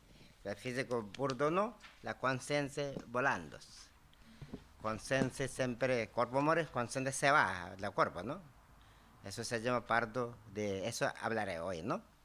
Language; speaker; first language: Spanish; non-native, learner; Tibetan